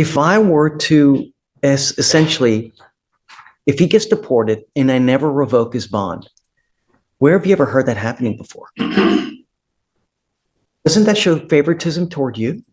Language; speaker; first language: English; native; English